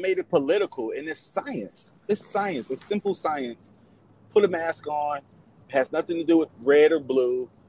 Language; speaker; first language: English; native; English